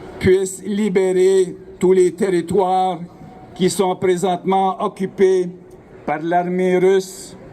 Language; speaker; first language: French; non-native, local second language; Ukrainian